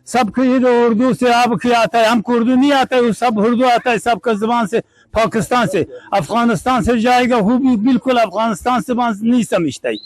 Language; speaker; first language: Hindi; non-native, learner; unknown